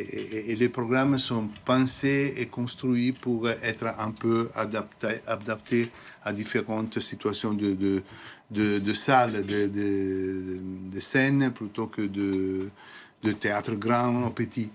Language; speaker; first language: French; non-native, fluent; Italian